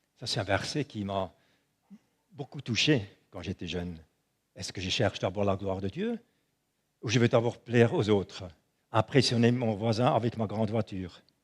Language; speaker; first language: French; non-native, local second language; German